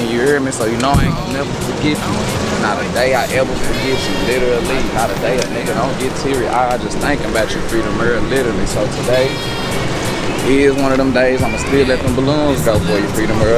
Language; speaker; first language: English; native; English